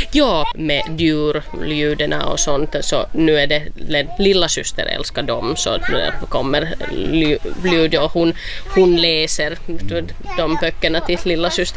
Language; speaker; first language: Swedish; non-native, local second language; Finnish